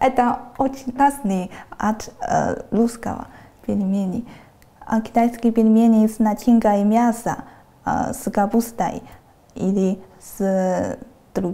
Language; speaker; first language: Russian; non-native, learner; Chinese